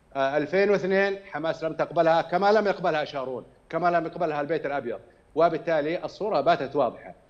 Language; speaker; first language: Arabic; native; Arabic